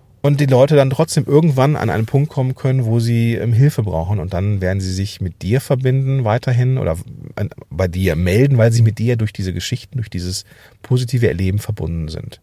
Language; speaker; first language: German; native; German